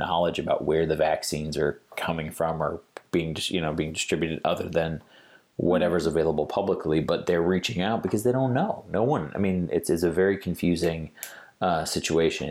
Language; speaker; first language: English; native; English